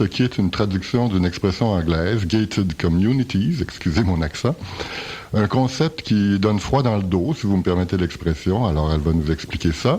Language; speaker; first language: French; native; French